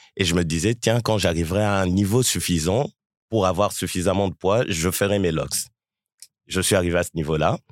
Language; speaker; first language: French; early bilingual, other home language; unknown